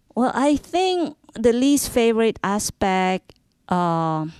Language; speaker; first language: English; non-native, fluent; Indonesian